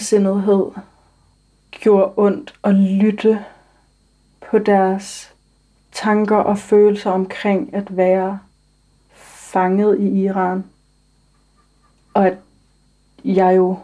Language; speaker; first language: Danish; early bilingual, other home language; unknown